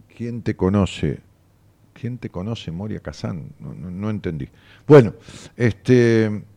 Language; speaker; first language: Spanish; native; Spanish